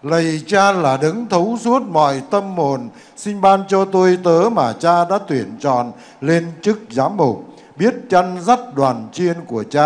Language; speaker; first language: Vietnamese; native; Vietnamese